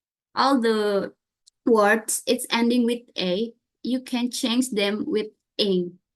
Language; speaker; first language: English; non-native, learner; Indonesian